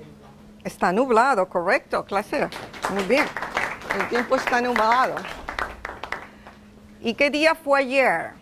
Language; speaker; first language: Spanish; non-native, fluent; English